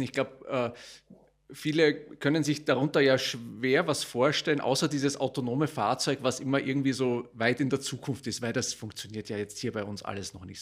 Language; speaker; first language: German; native; German